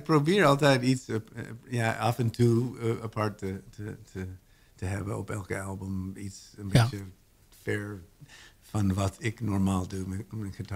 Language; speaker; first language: Dutch; non-native, learner; English